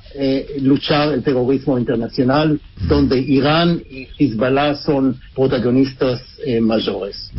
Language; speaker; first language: Spanish; non-native, fluent; Hebrew